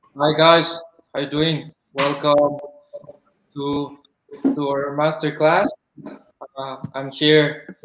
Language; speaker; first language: English; non-native, fluent; Spanish